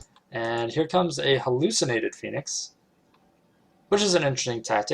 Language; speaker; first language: English; native; English